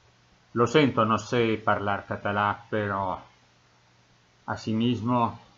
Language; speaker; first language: Spanish; non-native, fluent; Italian